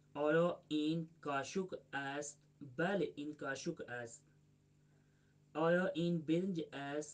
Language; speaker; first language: Persian; non-native, learner; Urdu